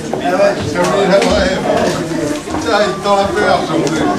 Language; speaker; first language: French; native; French